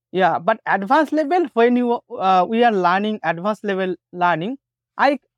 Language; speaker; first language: English; non-native, local second language; Bangla